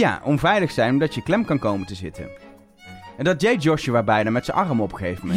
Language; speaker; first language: Dutch; native; Dutch